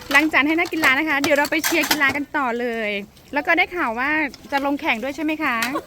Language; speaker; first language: Thai; non-native, local second language; S'gaw Karen